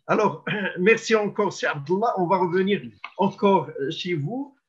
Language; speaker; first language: French; non-native, local second language; Arabic